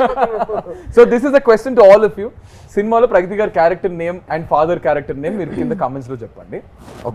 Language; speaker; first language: Telugu; native; Telugu